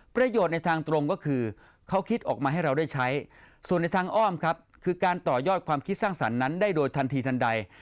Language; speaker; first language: Thai; native; Thai